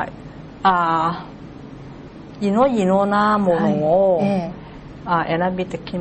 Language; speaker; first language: Japanese; non-native, learner; Cantonese